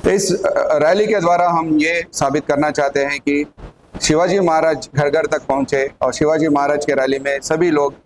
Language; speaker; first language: Hindi; non-native, local second language; Telugu